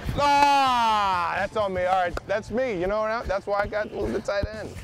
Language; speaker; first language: English; native; English